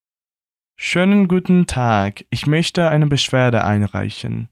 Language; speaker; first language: German; non-native, fluent; Portuguese